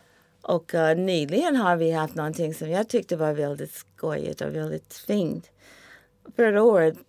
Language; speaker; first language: Swedish; non-native, fluent; English